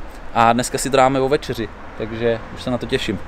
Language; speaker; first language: Czech; native; Czech